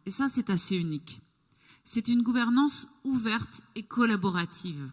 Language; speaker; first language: French; native; French